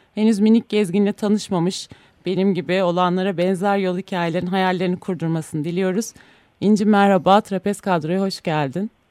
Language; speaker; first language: Turkish; native; Turkish